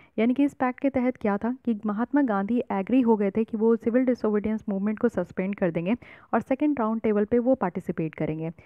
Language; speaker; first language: Hindi; native; Hindi